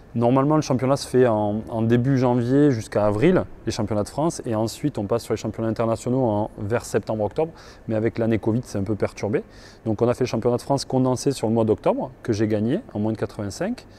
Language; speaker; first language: French; native; French